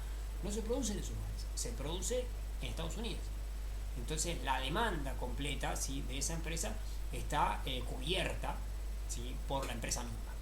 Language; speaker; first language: Spanish; native; Spanish